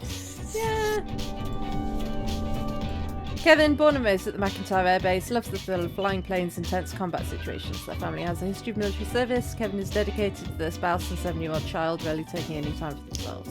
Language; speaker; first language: English; native; English